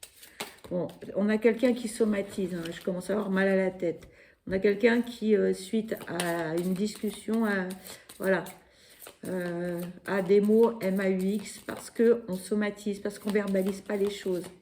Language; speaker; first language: French; native; French